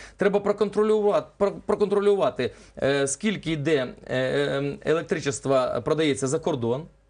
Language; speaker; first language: Ukrainian; non-native, local second language; Russian